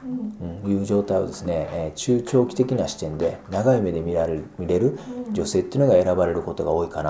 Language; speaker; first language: Japanese; native; Japanese